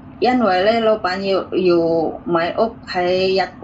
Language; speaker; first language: Cantonese; non-native, learner; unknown